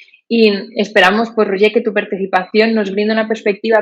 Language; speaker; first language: Spanish; native; Spanish